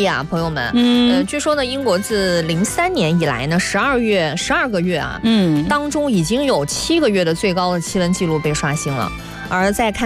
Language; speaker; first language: Chinese; native; Chinese